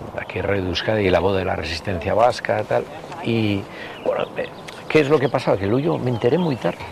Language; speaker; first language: Spanish; native; Spanish